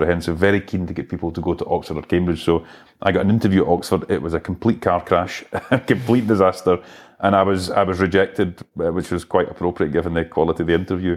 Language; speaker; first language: English; native; English